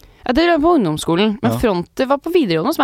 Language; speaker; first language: Norwegian; native; Norwegian